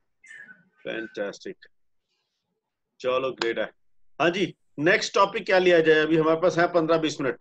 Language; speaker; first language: Hindi; native; Hindi